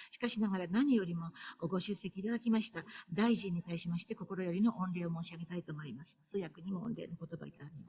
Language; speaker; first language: Japanese; native; Japanese